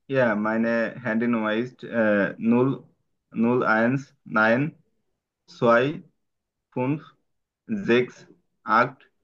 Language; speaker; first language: German; non-native, learner; Bangla